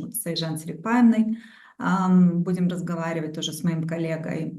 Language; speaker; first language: Russian; native; Russian